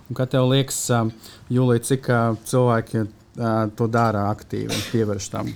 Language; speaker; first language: Latvian; non-native, local second language; Russian